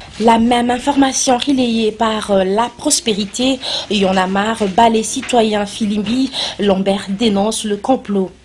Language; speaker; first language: French; non-native, local second language; Lingala